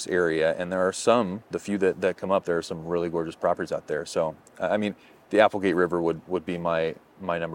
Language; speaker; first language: English; native; English